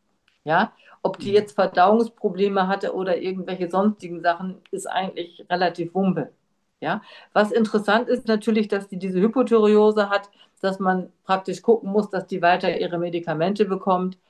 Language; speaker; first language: German; native; German